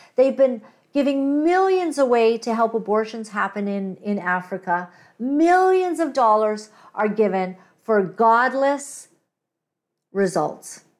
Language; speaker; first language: English; native; English